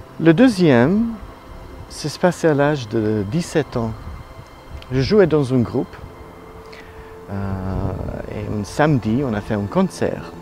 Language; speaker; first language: French; non-native, learner; Italian